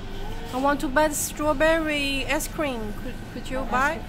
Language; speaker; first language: English; non-native, learner; Chinese